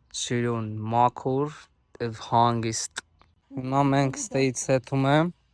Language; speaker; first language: Armenian; non-native, learner; Hindi